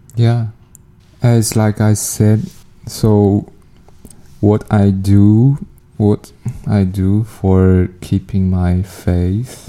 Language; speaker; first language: English; non-native, learner; Chinese